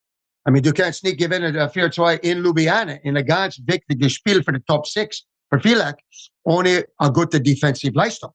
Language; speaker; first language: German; non-native, fluent; English